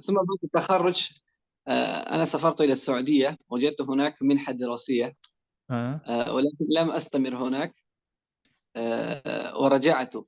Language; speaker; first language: Arabic; non-native, fluent; Persian